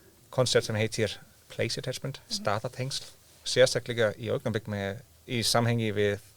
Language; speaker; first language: Icelandic; non-native, learner; German